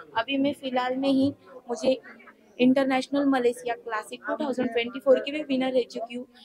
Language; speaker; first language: Hindi; non-native, local second language; Marathi